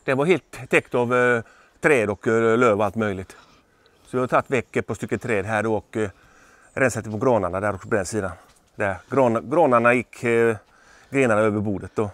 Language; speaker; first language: Swedish; native; Swedish